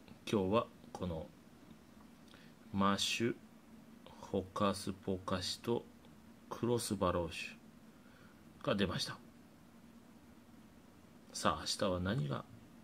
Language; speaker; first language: Japanese; native; Japanese